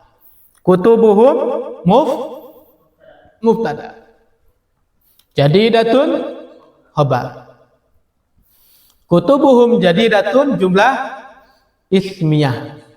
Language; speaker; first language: Arabic; non-native, fluent; Indonesian